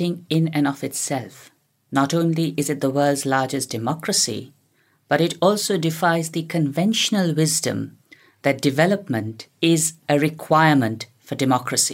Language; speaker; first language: English; non-native, local second language; Hindi